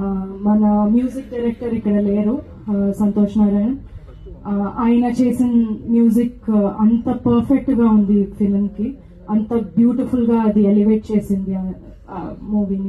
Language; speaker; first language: Telugu; non-native, fluent; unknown